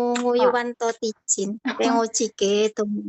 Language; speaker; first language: Cantonese; non-native, learner; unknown